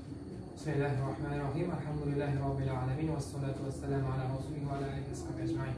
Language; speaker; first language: Arabic; non-native, learner; Uzbek